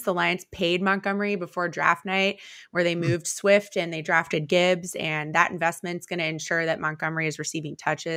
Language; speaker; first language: English; native; English